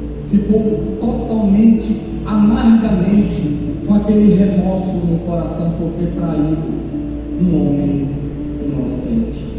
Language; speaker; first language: Portuguese; native; Portuguese